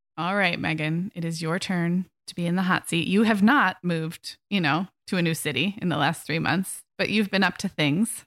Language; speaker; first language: English; native; English